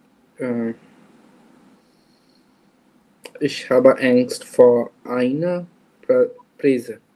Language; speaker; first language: German; non-native, learner; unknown